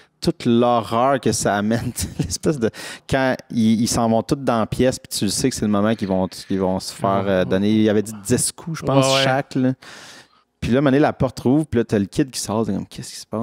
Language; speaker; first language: French; native; French